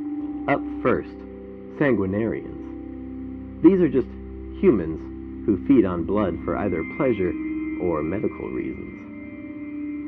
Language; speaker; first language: English; native; English